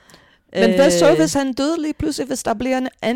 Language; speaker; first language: Danish; non-native, fluent; English